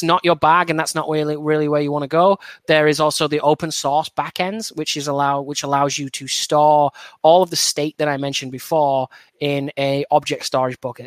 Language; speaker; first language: English; native; English